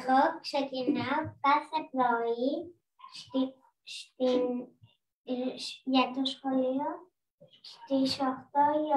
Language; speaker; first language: Greek; non-native, learner; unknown